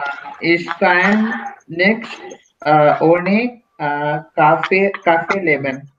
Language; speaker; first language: German; non-native, learner; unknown